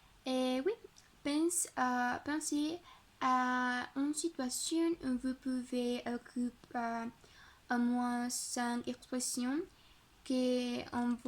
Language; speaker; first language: French; non-native, learner; Spanish